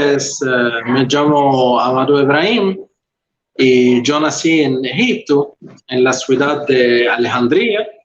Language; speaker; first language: Spanish; non-native, local second language; Arabic